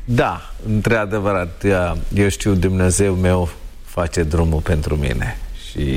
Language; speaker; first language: Romanian; non-native, learner; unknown